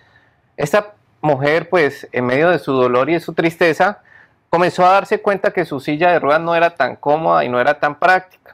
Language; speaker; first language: Spanish; native; Spanish